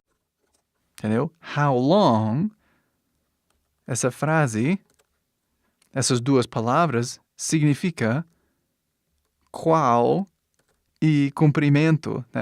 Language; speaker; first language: Portuguese; non-native, fluent; English